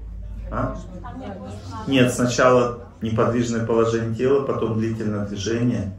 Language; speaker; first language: Russian; native; Russian